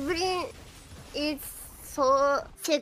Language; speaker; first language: English; non-native, learner; Japanese